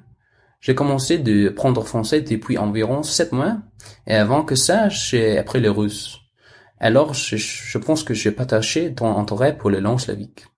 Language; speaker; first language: French; non-native, learner; Danish